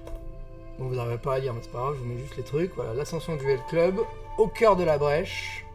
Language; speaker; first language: French; native; French